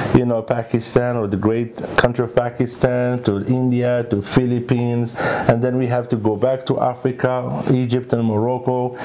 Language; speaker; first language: English; early bilingual, other home language; Arabic